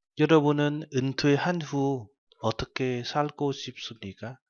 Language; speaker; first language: Korean; non-native, fluent; Vietnamese